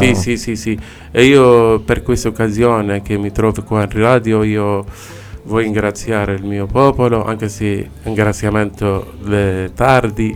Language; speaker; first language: Italian; non-native, learner; Arabic